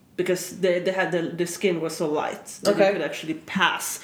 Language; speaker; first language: English; early bilingual, other home language; Swedish